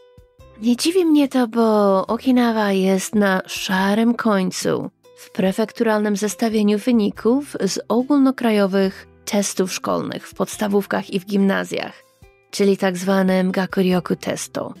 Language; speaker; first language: Polish; native; Polish